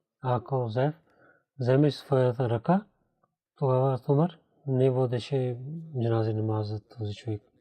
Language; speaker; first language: Bulgarian; non-native, learner; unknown